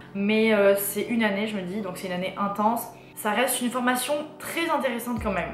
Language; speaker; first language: French; native; French